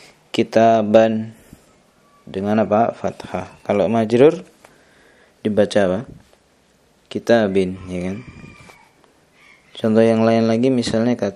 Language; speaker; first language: Indonesian; native; Indonesian